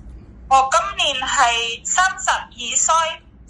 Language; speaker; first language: Cantonese; non-native, learner; Indonesian